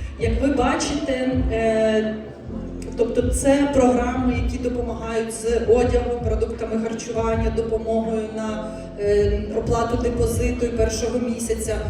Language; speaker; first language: Ukrainian; non-native, local second language; Russian